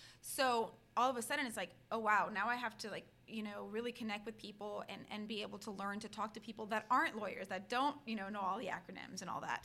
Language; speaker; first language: English; early bilingual, other home language; Spanish